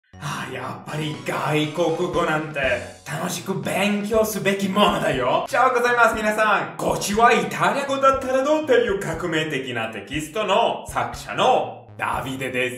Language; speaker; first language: Japanese; non-native, fluent; Italian